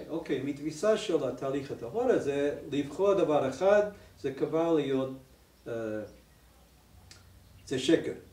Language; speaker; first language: Hebrew; non-native, fluent; English